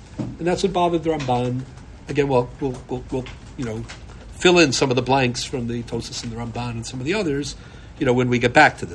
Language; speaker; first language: English; native; English